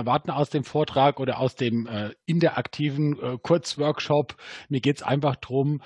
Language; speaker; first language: German; native; German